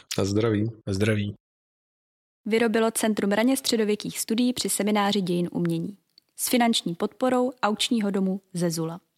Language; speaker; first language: Czech; native; Czech